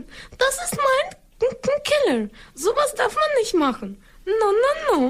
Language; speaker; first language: German; non-native, learner; Ukrainian